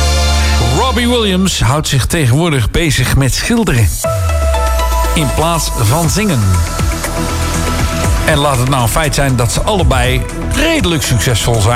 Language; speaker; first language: Dutch; native; Dutch